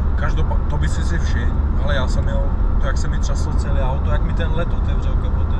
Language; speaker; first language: Czech; early bilingual, other home language; Bulgarian